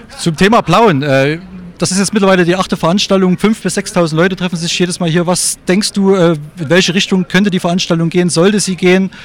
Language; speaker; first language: German; native; German